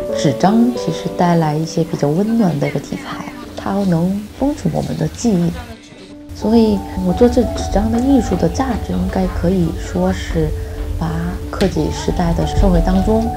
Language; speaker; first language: Chinese; non-native, fluent; Korean